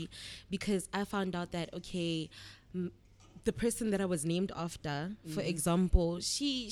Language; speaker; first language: English; non-native, local second language; Tswana